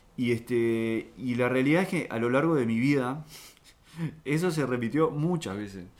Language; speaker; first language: Spanish; early bilingual, other home language; French